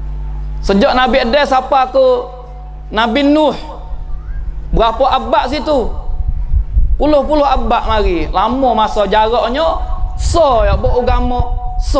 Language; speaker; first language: Malay; native; Malay